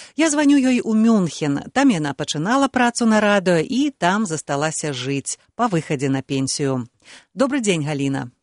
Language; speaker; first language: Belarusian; native; Belarusian